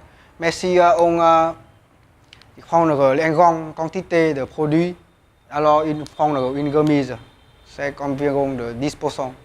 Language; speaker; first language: French; non-native, learner; Vietnamese